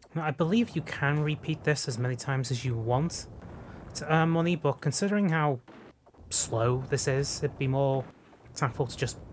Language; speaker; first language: English; native; English